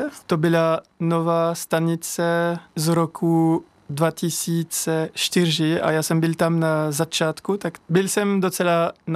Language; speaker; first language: Czech; non-native, fluent; French